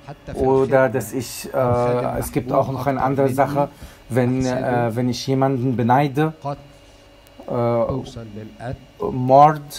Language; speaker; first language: German; non-native, fluent; Arabic